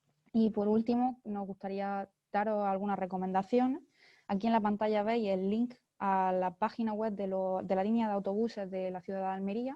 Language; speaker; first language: Spanish; native; Spanish